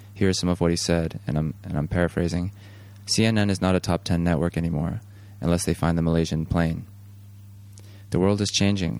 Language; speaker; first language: English; native; English